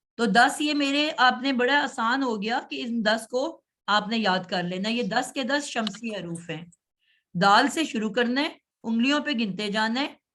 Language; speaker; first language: Urdu; native; Urdu